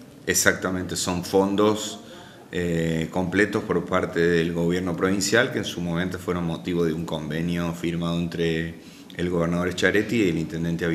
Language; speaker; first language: Spanish; native; Spanish